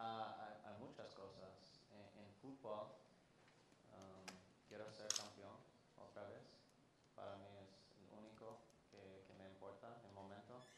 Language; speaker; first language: Spanish; non-native, fluent; English